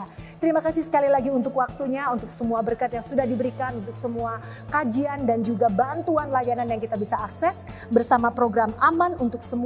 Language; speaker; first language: Indonesian; native; Indonesian